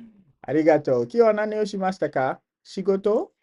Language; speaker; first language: Japanese; non-native, learner; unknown